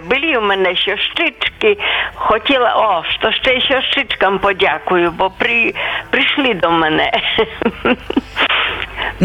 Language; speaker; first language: Polish; non-native, local second language; Belarusian